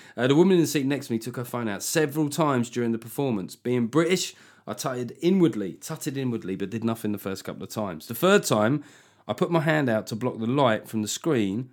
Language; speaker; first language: English; native; English